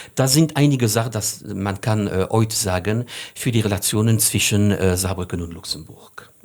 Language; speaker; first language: German; non-native, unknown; French